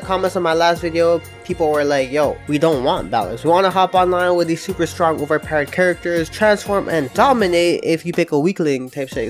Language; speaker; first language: English; native; English